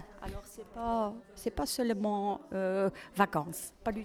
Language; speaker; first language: French; non-native, fluent; Dutch